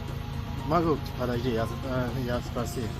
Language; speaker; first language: Russian; non-native, learner; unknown